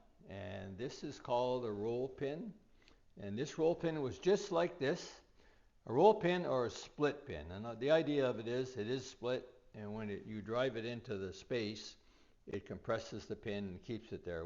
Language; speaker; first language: English; native; English